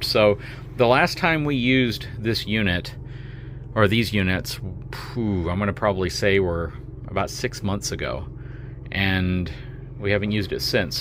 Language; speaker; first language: English; native; English